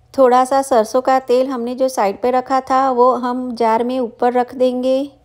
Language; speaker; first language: Hindi; non-native, local second language; Gujarati